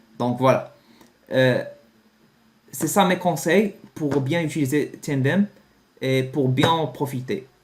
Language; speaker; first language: French; non-native, fluent; Arabic